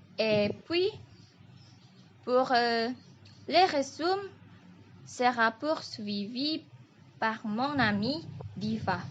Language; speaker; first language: French; non-native, learner; Indonesian